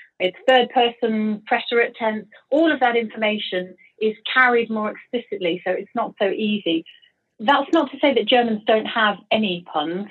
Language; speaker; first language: English; native; English